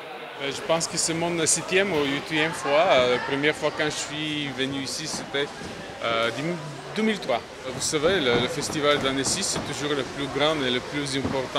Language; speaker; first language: French; non-native, fluent; Bulgarian